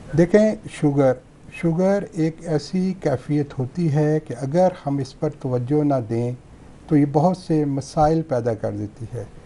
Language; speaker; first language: Urdu; non-native, local second language; Punjabi